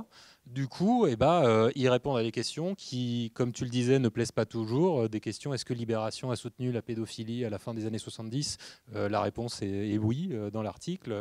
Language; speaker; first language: French; native; French